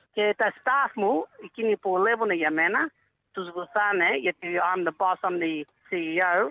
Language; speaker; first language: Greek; early bilingual, heritage; Greek